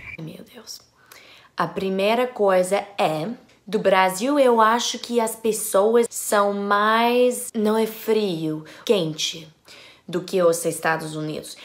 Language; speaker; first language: Portuguese; non-native, learner; English